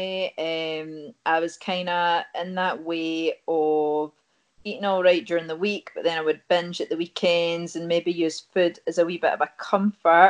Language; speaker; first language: English; native; English